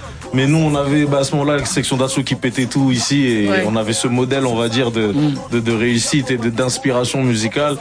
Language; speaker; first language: French; native; French